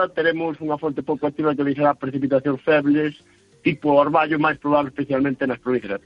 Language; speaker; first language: Spanish; non-native, local second language; Galician